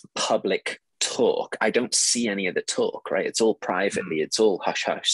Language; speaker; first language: English; native; English